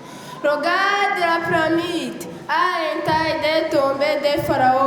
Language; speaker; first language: French; non-native, learner; Kinyarwanda